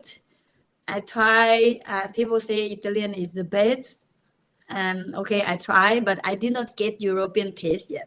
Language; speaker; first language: English; non-native, learner; Thai